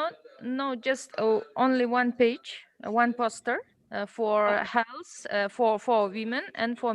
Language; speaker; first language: English; non-native, learner; Uzbek